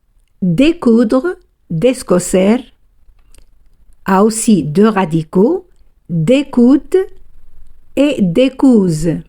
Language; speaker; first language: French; non-native, fluent; Spanish